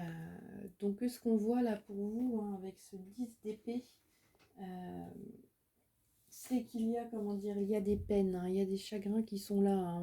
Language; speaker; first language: French; native; French